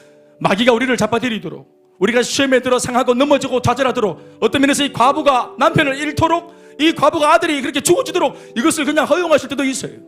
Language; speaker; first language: Korean; native; Korean